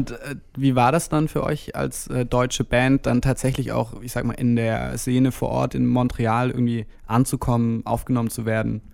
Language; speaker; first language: German; native; German